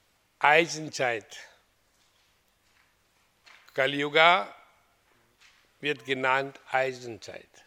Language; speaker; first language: German; non-native, learner; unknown